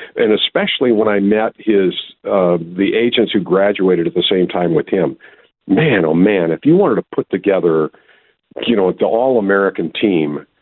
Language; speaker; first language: English; native; English